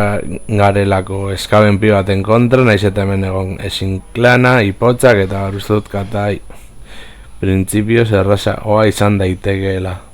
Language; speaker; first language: Basque; native; Basque